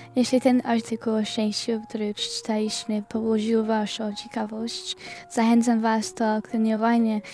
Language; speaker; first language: Polish; non-native, learner; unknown